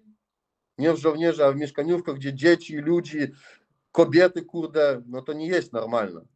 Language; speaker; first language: Polish; non-native, learner; Russian